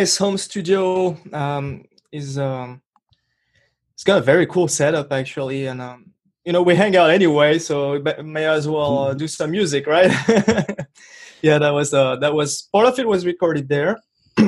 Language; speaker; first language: English; non-native, fluent; French